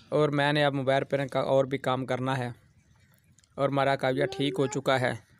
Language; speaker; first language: Urdu; non-native, local second language; Punjabi